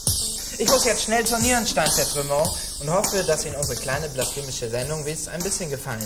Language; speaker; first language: German; native; German